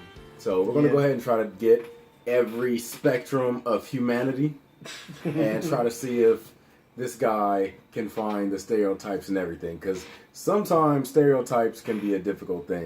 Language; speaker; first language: English; native; English